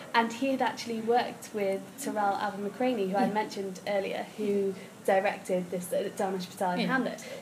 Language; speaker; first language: English; native; English